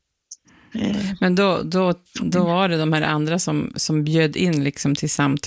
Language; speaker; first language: Swedish; native; Swedish